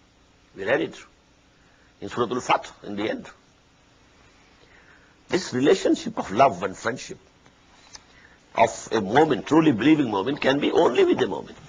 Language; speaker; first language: English; non-native, local second language; Urdu